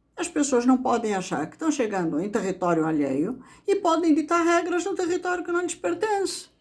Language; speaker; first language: Portuguese; native; Portuguese